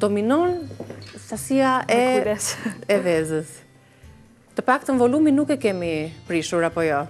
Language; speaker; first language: Albanian; native; Albanian